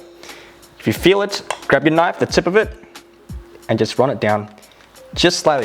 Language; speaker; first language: English; native; English